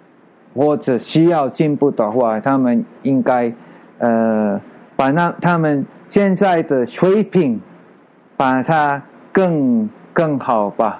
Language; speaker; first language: Chinese; non-native, learner; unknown